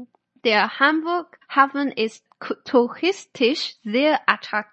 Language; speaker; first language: German; non-native, fluent; Chinese